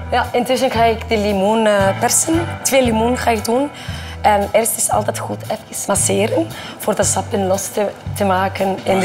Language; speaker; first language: Dutch; non-native, fluent; Icelandic